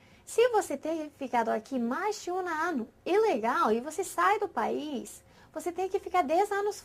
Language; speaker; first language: Portuguese; non-native, fluent; English